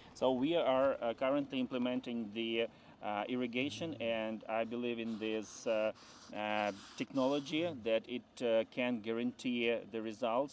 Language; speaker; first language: English; non-native, fluent; Ukrainian